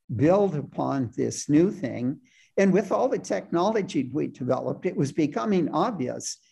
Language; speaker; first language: English; native; English